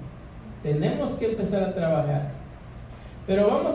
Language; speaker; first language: Spanish; native; Spanish